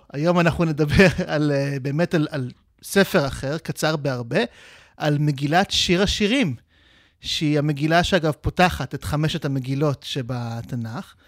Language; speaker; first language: Hebrew; native; Hebrew